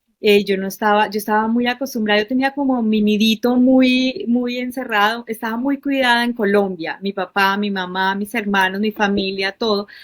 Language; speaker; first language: Spanish; native; Spanish